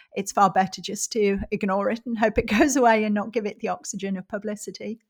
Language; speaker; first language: English; native; English